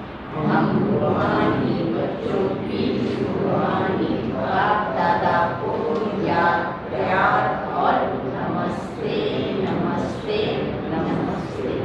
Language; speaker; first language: Hindi; non-native, local second language; Marathi